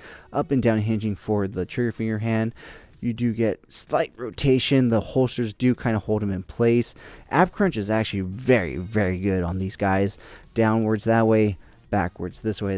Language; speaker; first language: English; native; English